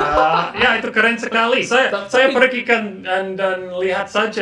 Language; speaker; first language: Indonesian; non-native, learner; English